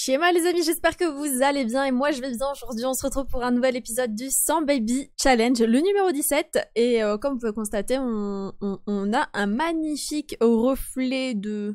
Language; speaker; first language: French; native; French